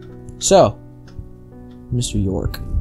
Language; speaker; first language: English; native; English